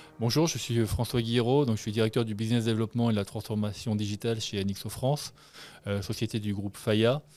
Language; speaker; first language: French; native; French